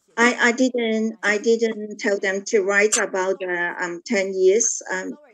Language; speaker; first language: English; non-native, learner; Chinese